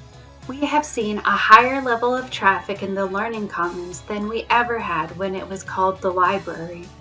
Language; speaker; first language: English; native; English